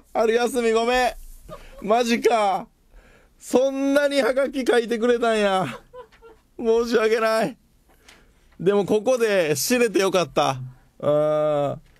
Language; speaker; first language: Japanese; native; Japanese